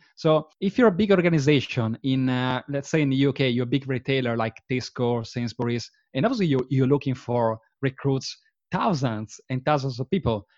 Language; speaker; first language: English; non-native, fluent; Italian